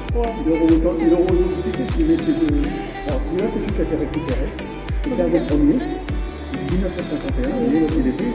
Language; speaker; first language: French; native; French